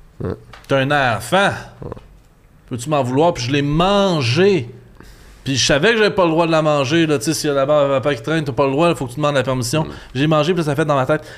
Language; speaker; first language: French; native; French